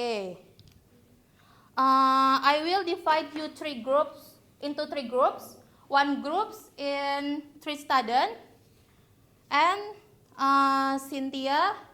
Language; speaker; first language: English; non-native, learner; Indonesian